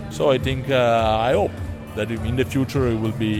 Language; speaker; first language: English; non-native, fluent; Italian